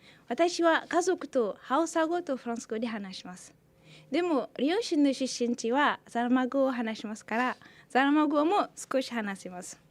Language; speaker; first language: Japanese; non-native, fluent; Hausa